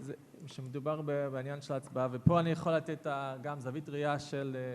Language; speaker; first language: Hebrew; non-native, fluent; English